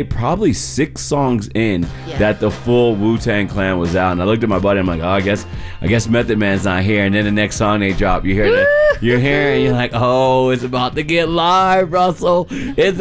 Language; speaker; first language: English; native; English